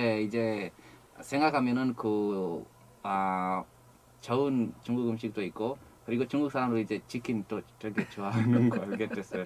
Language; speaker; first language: Korean; non-native, fluent; English